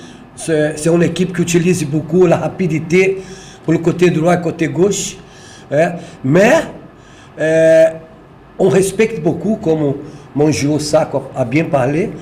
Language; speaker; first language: French; non-native, fluent; Portuguese